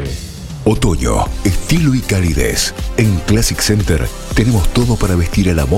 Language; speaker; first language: Spanish; native; Spanish